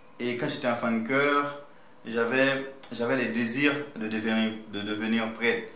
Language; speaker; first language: French; non-native, local second language; Haitian Creole